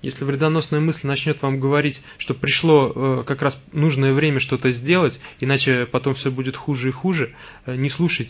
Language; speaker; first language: Russian; native; Russian